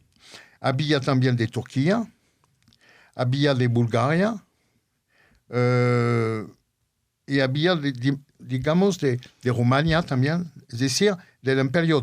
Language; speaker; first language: Spanish; early bilingual, heritage; Ladino